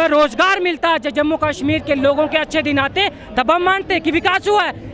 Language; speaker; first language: Hindi; native; Hindi